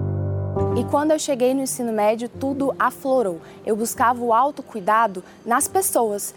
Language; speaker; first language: Portuguese; early bilingual, other home language; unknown